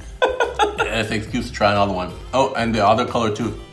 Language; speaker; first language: English; native; English